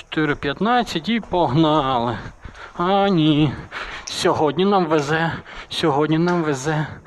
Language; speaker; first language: Ukrainian; non-native, local second language; Russian